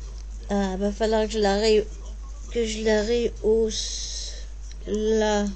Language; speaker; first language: French; native; French